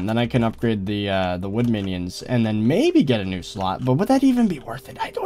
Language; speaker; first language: English; native; English